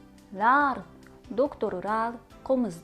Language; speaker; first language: Kyrgyz; non-native, learner; Japanese